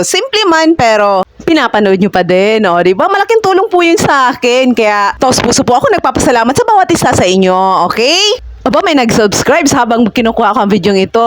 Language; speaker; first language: Filipino; non-native, local second language; Iloko